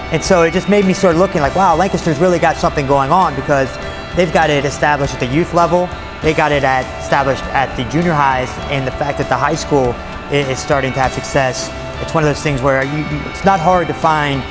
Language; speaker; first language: English; native; English